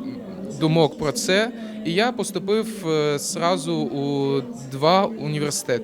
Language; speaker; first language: Ukrainian; non-native, local second language; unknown